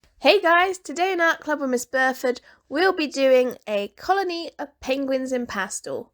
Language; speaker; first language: English; native; English